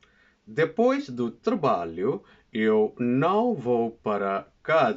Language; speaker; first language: Portuguese; non-native, learner; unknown